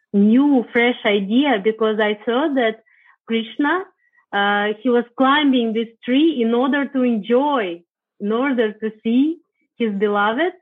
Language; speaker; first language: English; non-native, fluent; Russian